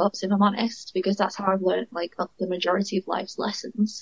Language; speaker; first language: English; native; English